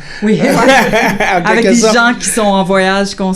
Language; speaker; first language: French; native; French